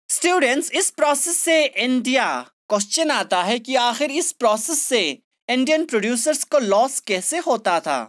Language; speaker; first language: Hindi; non-native, local second language; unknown